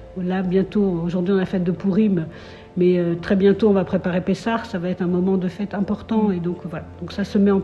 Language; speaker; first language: French; native; French